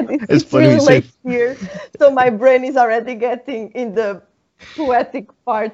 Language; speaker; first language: English; non-native, fluent; Portuguese